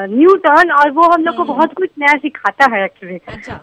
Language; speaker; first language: Hindi; non-native, local second language; Odia